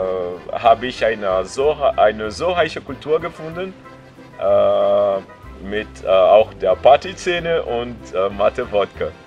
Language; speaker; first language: German; non-native, fluent; Portuguese